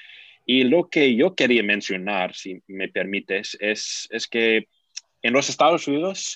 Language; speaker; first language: Spanish; non-native, fluent; English